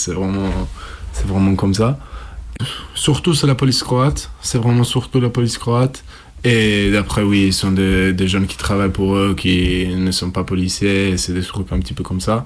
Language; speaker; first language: French; non-native, fluent; Italian